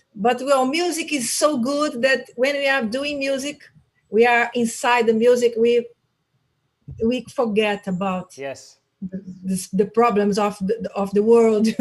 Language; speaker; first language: English; non-native, learner; Portuguese